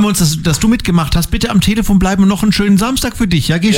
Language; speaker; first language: German; native; German